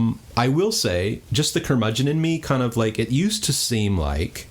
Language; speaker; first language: English; native; English